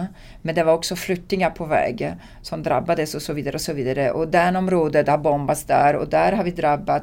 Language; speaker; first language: Swedish; non-native, fluent; Italian